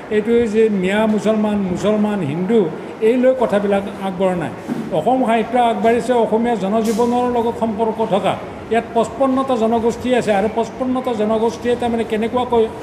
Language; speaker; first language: Assamese; native; Assamese